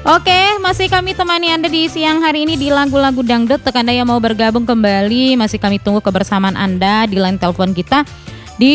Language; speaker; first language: Indonesian; native; Indonesian